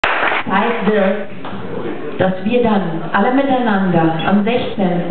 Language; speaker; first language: German; native; German